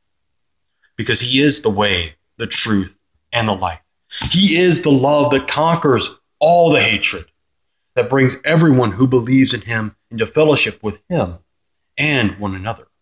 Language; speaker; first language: English; native; English